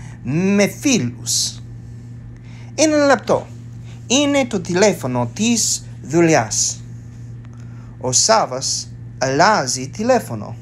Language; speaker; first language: Greek; non-native, learner; English